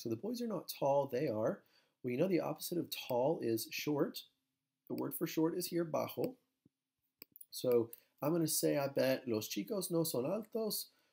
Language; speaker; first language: English; native; English